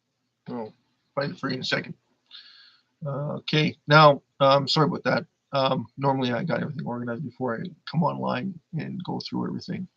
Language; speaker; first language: English; native; English